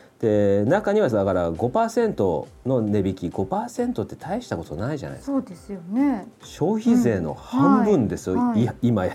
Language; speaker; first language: Japanese; native; Japanese